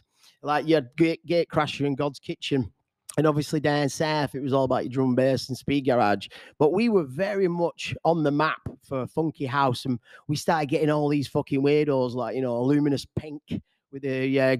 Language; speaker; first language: English; native; English